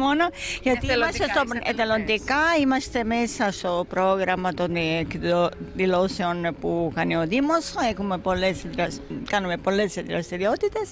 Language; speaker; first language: Greek; non-native, fluent; Italian